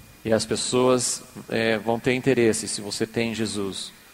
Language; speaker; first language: Portuguese; native; Portuguese